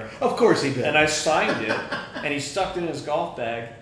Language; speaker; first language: English; native; English